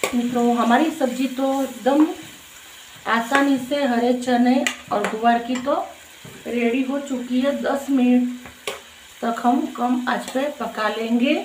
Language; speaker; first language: Hindi; non-native, local second language; Gujarati